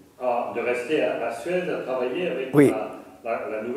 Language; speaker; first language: French; native; French